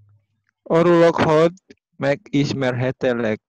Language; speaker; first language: Hungarian; non-native, learner; Indonesian